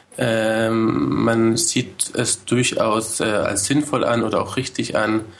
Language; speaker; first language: German; early bilingual, other home language; Hebrew